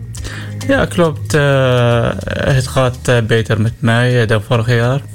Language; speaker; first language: Dutch; non-native, learner; Arabic